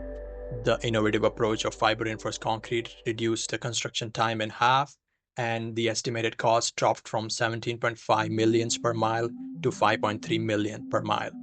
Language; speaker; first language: English; non-native, fluent; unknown